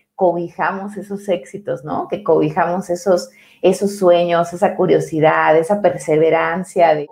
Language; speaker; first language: Spanish; native; Spanish